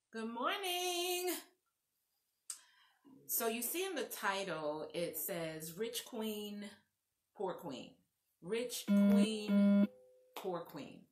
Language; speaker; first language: English; native; English